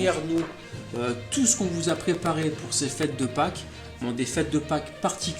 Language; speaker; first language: French; native; French